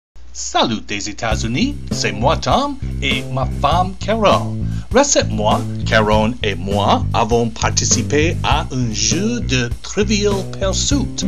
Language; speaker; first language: French; non-native, learner; English